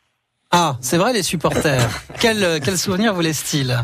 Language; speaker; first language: French; native; French